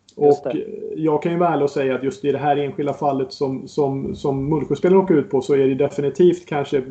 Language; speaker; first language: Swedish; native; Swedish